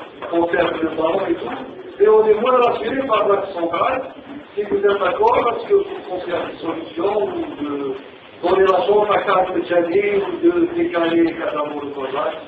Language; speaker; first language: French; non-native, local second language; Arabic